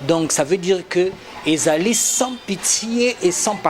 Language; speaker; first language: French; non-native, local second language; Lingala